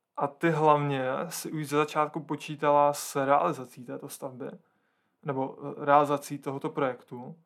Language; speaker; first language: Czech; native; Czech